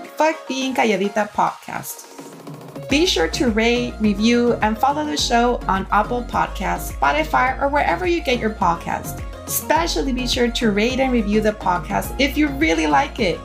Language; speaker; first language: English; early bilingual, other home language; Spanish